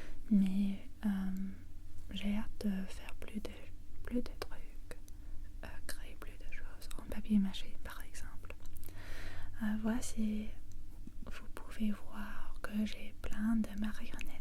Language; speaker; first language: French; non-native, fluent; English